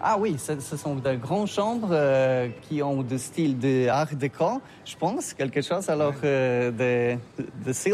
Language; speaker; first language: French; non-native, learner; Polish